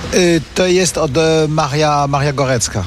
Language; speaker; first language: Polish; non-native, fluent; French